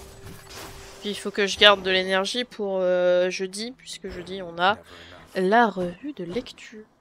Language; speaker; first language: French; native; French